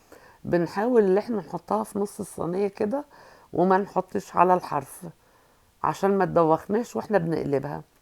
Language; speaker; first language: Arabic; native; Arabic